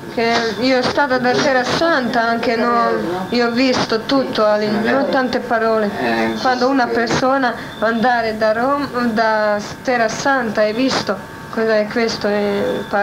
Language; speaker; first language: Italian; non-native, learner; Croatian